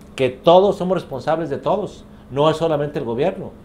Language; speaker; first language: Spanish; native; Spanish